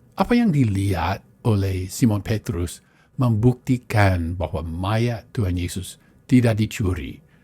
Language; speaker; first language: Malay; non-native, fluent; English